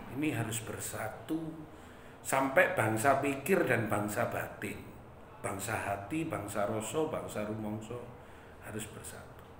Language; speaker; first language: Indonesian; native; Indonesian